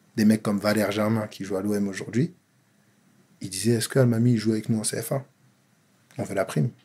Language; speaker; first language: French; native; French